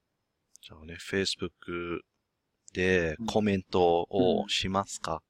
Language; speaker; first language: Japanese; non-native, learner; English